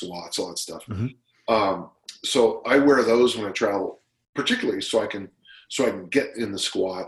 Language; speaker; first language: English; native; English